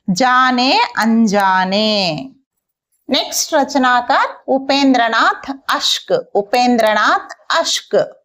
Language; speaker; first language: Hindi; non-native, local second language; Telugu